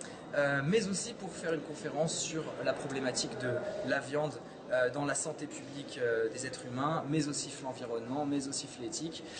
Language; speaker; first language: French; early bilingual, heritage; French